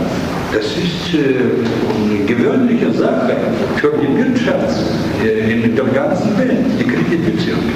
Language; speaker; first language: German; non-native, fluent; Russian